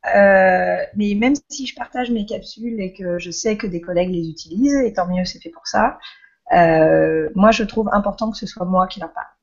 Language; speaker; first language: French; native; French